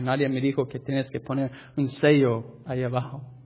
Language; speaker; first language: Spanish; non-native, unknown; English